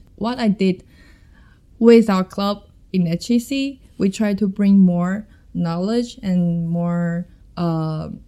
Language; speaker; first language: English; non-native, fluent; Chinese